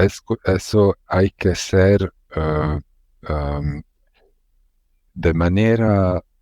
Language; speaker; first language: Spanish; non-native, learner; Hungarian